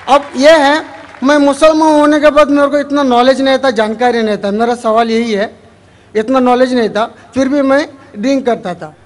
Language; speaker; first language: Hindi; non-native, local second language; Tamil